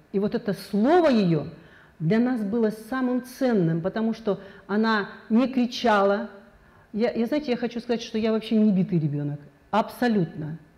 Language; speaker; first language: Russian; non-native, local second language; Kazakh